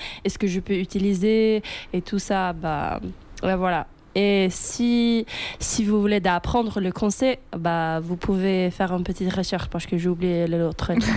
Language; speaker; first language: French; non-native, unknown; Swedish